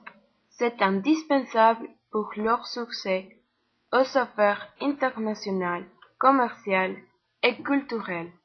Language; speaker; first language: French; non-native, learner; Spanish